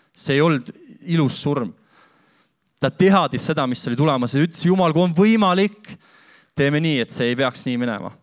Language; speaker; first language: Estonian; native; Estonian